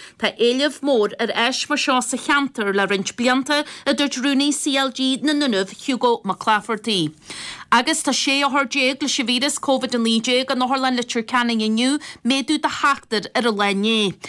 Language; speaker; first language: Irish; native; Irish